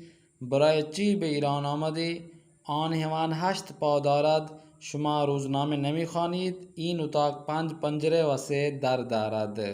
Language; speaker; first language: Persian; non-native, fluent; Urdu